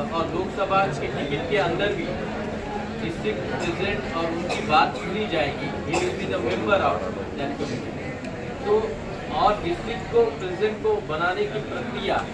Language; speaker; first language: Hindi; non-native, local second language; Marathi